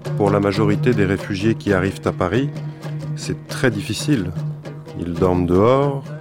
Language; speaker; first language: French; native; French